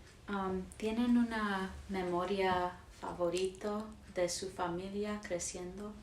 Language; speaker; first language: Spanish; early bilingual, heritage; English